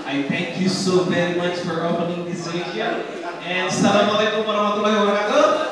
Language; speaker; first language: English; non-native, fluent; Sundanese